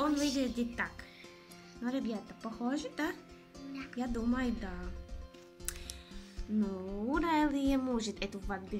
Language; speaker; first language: Russian; non-native, learner; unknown